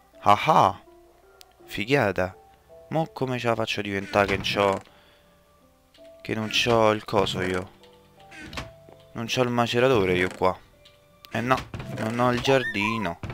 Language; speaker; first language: Italian; native; Italian